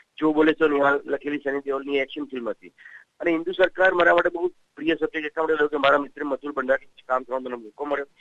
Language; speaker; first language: Gujarati; native; Gujarati